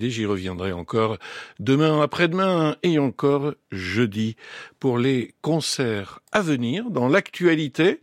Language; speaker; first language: French; native; French